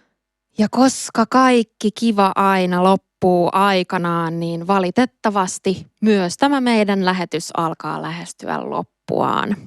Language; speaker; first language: Finnish; native; Finnish